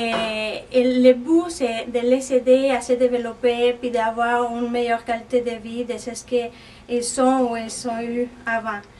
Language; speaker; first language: French; non-native, fluent; Spanish